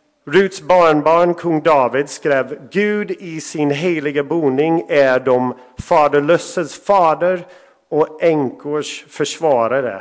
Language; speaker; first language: Swedish; non-native, fluent; English